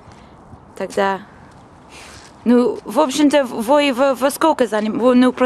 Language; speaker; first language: Russian; non-native, learner; English